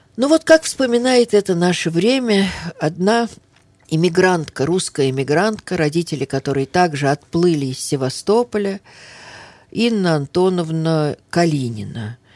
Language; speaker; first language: Russian; early bilingual, heritage; Russian